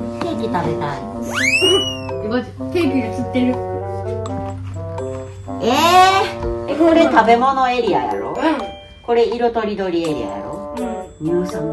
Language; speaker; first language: Japanese; native; Japanese